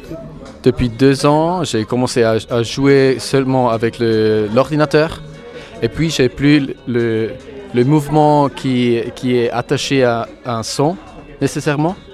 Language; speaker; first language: French; non-native, local second language; German